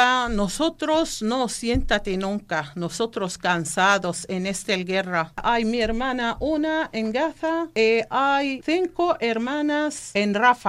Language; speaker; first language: Spanish; non-native, learner; Arabic